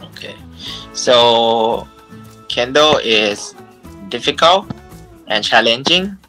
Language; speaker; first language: English; non-native, fluent; Thai